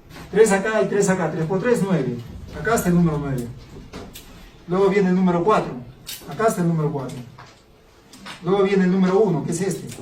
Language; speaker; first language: Spanish; native; Spanish